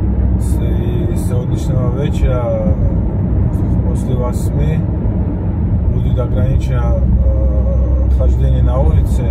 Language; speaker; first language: Russian; non-native, fluent; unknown